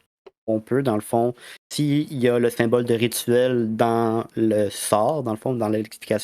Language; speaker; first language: French; native; French